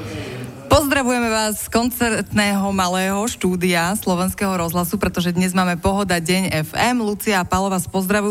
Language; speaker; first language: Slovak; native; Slovak